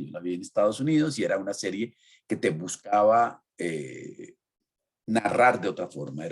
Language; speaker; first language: Spanish; native; Spanish